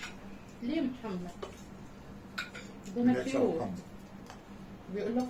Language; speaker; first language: Arabic; native; Arabic